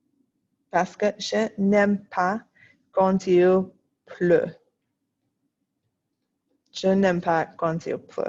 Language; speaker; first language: French; non-native, fluent; English